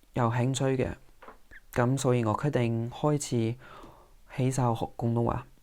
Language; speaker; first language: Chinese; non-native, fluent; English